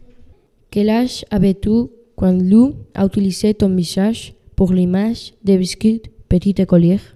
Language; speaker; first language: French; non-native, learner; Spanish